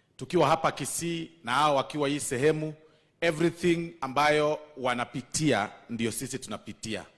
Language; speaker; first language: Swahili; non-native, local second language; Gusii